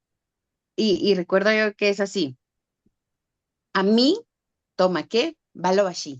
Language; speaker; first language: Spanish; native; Spanish